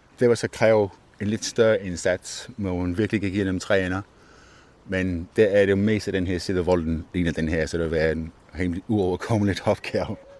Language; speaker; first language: Danish; non-native, fluent; English